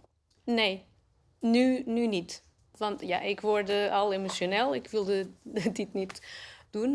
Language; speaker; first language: Dutch; non-native, learner; Portuguese